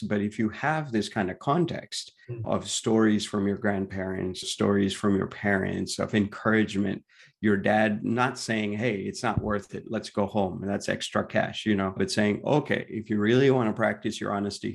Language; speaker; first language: English; non-native, local second language; Gujarati